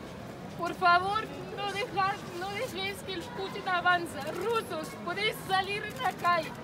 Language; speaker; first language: Spanish; non-native, learner; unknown